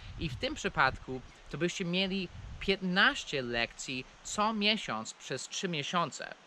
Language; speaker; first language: Polish; non-native, fluent; English